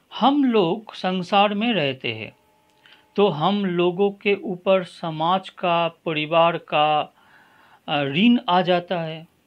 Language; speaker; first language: Hindi; non-native, local second language; Bangla